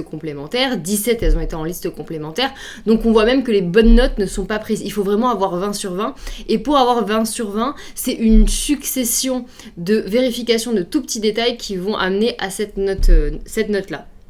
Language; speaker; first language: French; native; French